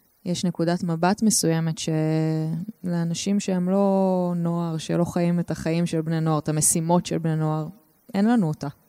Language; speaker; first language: Hebrew; native; Hebrew